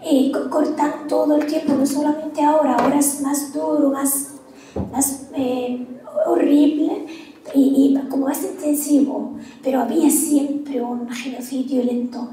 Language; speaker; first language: Spanish; non-native, fluent; Arabic